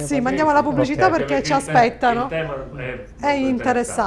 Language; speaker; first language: Italian; native; Italian